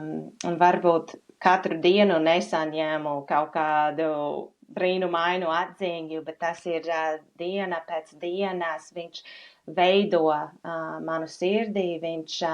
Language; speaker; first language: Latvian; non-native, fluent; English